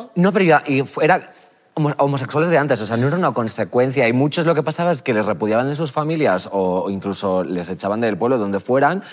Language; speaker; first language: Spanish; native; Spanish